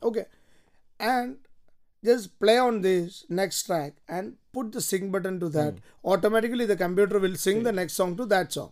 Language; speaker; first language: English; non-native, local second language; Malayalam